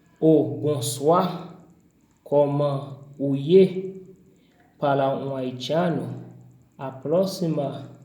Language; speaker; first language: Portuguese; non-native, learner; Haitian Creole